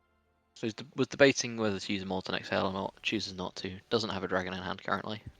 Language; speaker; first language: English; native; English